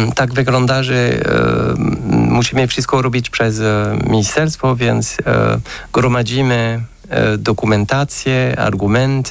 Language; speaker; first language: Polish; non-native, fluent; French